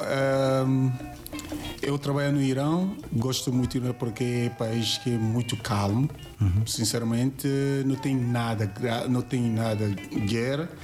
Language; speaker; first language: Portuguese; non-native, learner; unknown